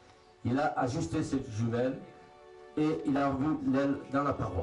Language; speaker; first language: French; native; French